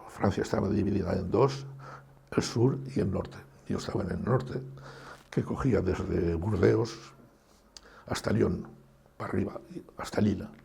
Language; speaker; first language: Spanish; native; Spanish